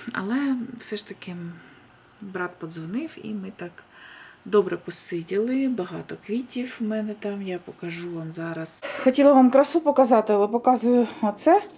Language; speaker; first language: Ukrainian; non-native, local second language; Russian